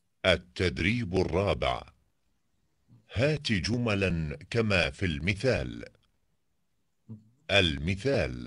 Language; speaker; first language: Arabic; non-native, learner; Indonesian